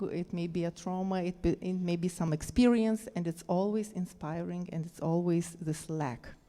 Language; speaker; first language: English; non-native, fluent; Lithuanian